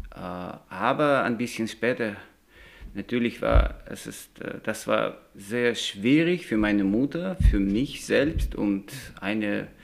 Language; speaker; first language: German; non-native, fluent; Russian